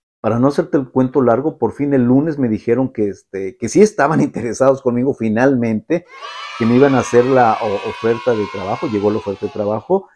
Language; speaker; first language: Spanish; native; Spanish